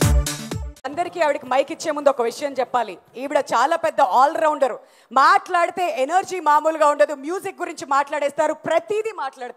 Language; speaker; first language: Telugu; native; Telugu